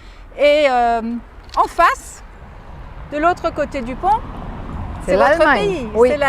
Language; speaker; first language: French; native; French